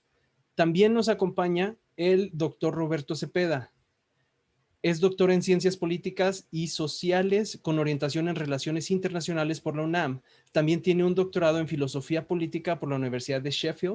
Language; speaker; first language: Spanish; native; Spanish